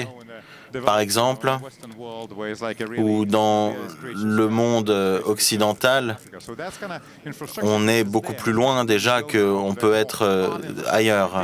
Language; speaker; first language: French; native; French